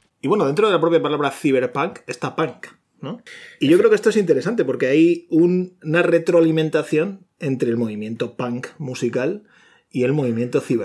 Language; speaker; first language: Spanish; native; Spanish